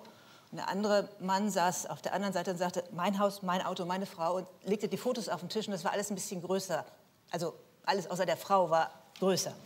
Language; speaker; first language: German; native; German